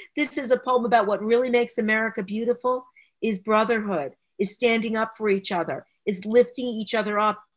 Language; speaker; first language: English; native; English